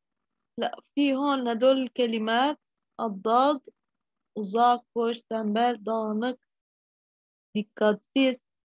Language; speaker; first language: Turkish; non-native, fluent; Arabic